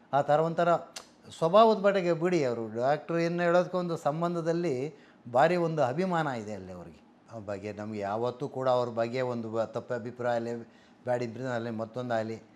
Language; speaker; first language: Kannada; native; Kannada